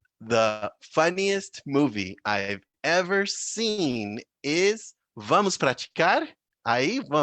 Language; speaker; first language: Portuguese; non-native, fluent; English